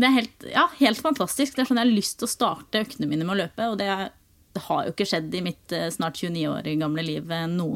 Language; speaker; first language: Norwegian; native; Norwegian